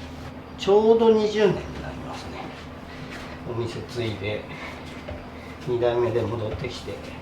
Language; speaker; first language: Japanese; native; Japanese